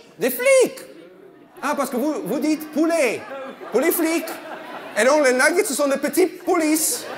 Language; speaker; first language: French; non-native, fluent; English